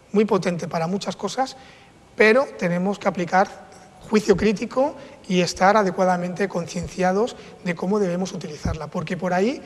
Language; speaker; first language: Spanish; native; Spanish